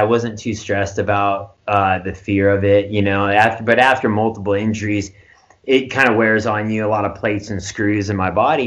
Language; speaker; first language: English; native; English